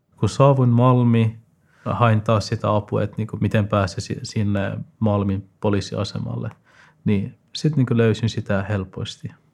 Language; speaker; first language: Finnish; non-native, fluent; Persian